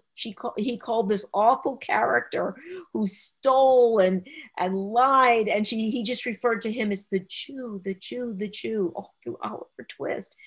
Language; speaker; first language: English; native; English